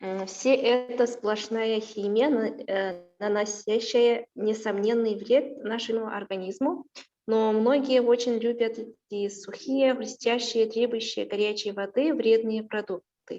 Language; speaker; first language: Russian; non-native, local second language; Kazakh